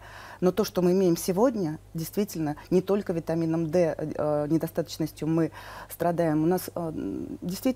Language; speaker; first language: Russian; native; Russian